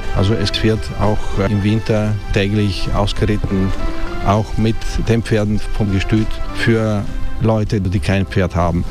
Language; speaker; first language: German; non-native, fluent; Italian